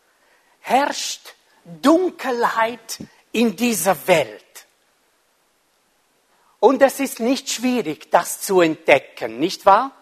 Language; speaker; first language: German; non-native, fluent; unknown